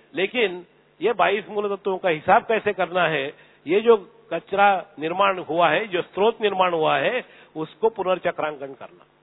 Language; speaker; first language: Hindi; non-native, local second language; Marathi